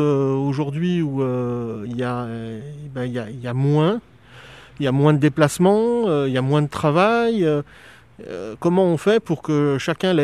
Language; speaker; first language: French; native; French